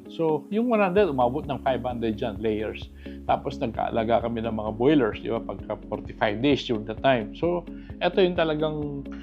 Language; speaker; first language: Filipino; native; Filipino